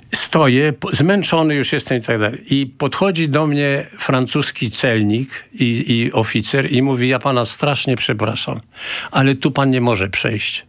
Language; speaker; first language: Polish; native; Polish